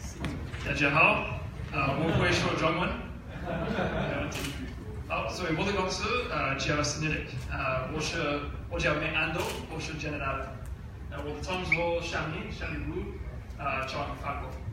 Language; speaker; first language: Chinese; non-native, learner; French